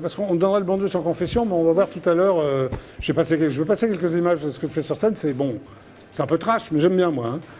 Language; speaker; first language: French; native; French